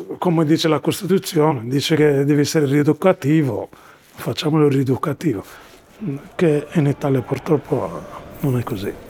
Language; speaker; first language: Italian; non-native, fluent; Arabic